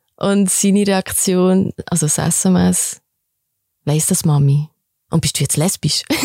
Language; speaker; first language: German; early bilingual, other home language; Albanian